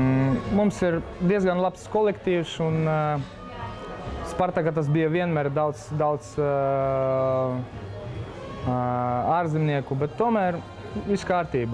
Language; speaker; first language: Latvian; non-native, local second language; Russian